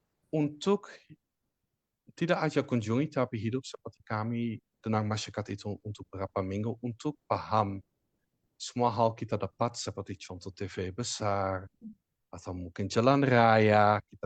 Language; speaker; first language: Indonesian; non-native, fluent; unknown